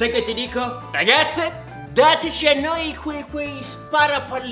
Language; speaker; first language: Italian; native; Italian